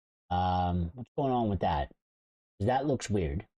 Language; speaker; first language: English; native; English